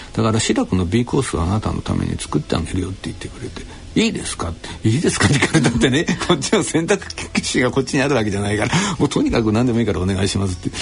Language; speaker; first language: Japanese; native; Japanese